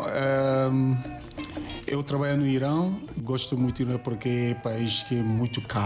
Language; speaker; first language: Portuguese; non-native, learner; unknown